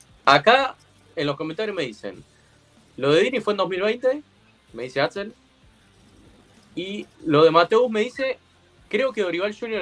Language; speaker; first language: Spanish; native; Spanish